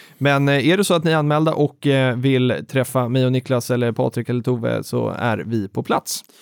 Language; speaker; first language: Swedish; native; Swedish